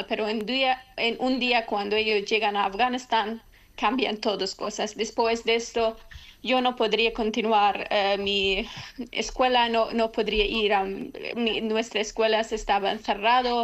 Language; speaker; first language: Spanish; non-native, learner; Persian